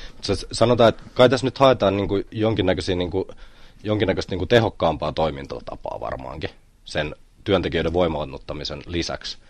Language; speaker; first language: Finnish; native; Finnish